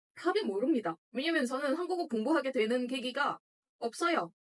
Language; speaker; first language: Korean; non-native, fluent; Indonesian